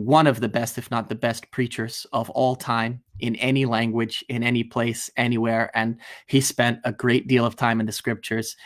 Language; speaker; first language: English; native; English